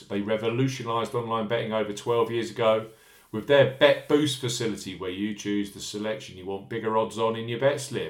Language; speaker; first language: English; native; English